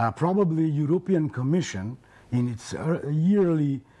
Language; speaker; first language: English; non-native, fluent; Macedonian